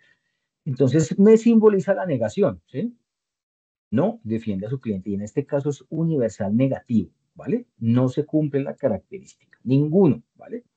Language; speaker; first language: Spanish; native; Spanish